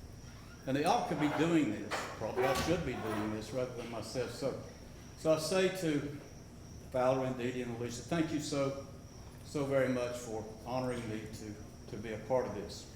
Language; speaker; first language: English; native; English